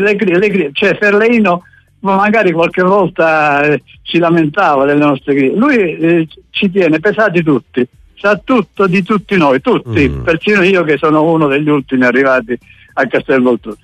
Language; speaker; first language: Italian; native; Italian